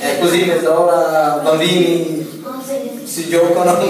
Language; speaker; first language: Italian; non-native, learner; Urdu